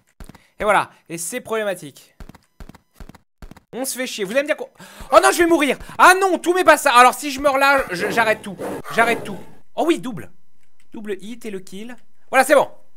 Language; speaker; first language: French; native; French